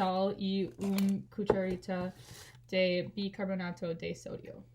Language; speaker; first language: Spanish; non-native, learner; English